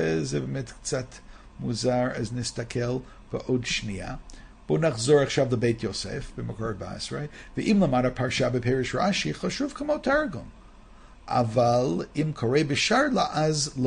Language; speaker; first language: Hebrew; non-native, fluent; English